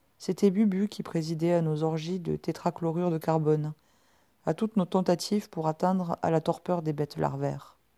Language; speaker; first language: French; native; French